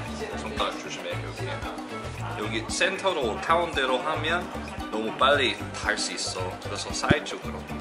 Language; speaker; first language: Korean; non-native, fluent; English